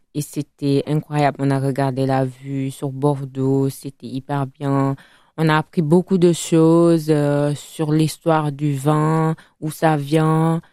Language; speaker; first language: French; non-native, fluent; Italian